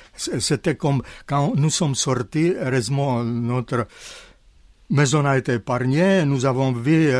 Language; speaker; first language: French; non-native, fluent; Czech